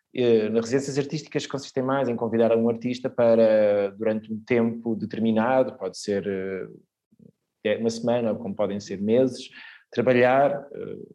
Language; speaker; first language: Portuguese; early bilingual, other home language; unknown